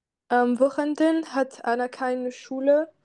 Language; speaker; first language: German; non-native, learner; French